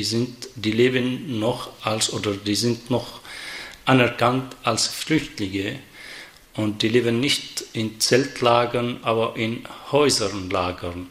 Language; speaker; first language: German; non-native, fluent; Arabic